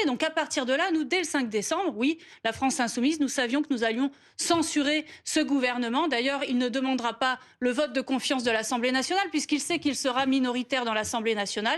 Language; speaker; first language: French; native; French